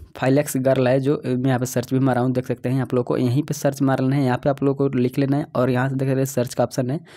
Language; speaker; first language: Hindi; native; Hindi